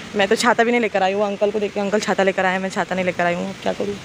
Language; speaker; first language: Hindi; non-native, local second language; Urdu